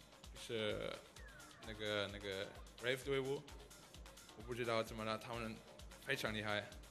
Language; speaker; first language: Chinese; non-native, learner; English